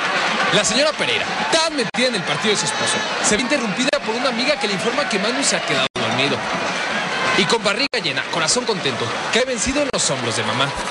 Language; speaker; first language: Spanish; native; Spanish